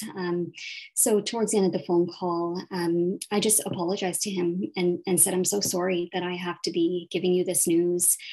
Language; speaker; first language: English; native; English